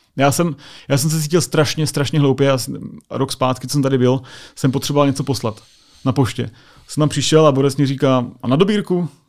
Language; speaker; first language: Czech; native; Czech